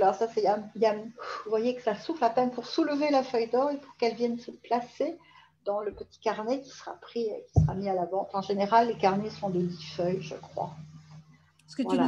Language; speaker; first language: French; native; French